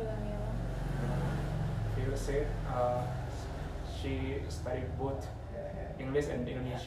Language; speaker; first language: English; non-native, learner; Indonesian